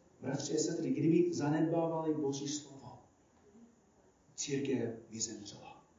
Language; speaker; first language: Czech; non-native, fluent; English